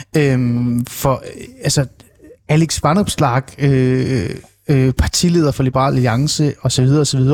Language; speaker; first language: Danish; non-native, local second language; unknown